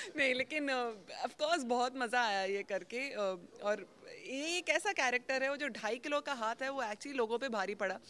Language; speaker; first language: Hindi; native; Hindi